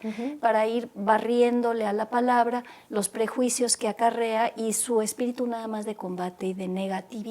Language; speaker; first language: Spanish; native; Spanish